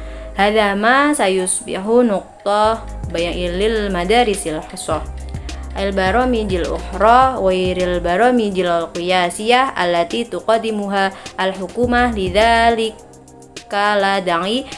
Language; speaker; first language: Arabic; non-native, learner; Indonesian